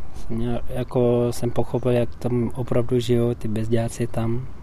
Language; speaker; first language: Czech; non-native, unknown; Tibetan